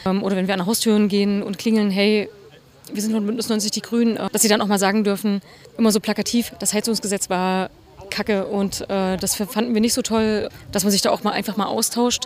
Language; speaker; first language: German; native; German